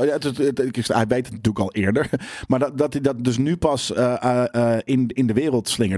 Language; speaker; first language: Dutch; native; Dutch